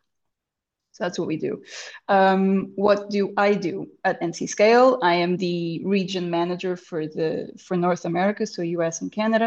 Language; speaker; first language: English; non-native, fluent; Portuguese